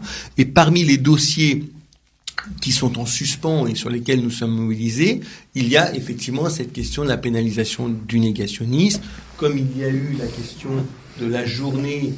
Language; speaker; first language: French; native; French